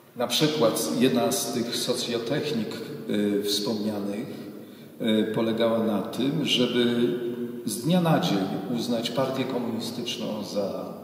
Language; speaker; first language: Polish; native; Polish